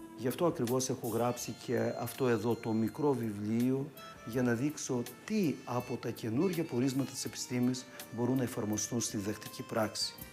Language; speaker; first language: Greek; native; Greek